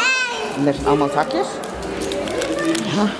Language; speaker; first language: Dutch; native; Dutch